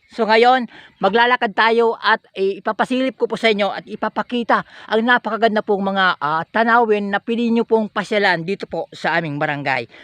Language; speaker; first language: Filipino; non-native, local second language; Bikol